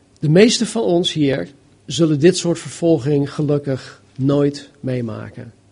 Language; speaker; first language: Dutch; non-native, fluent; English